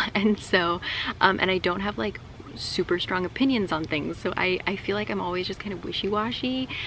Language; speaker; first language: English; native; English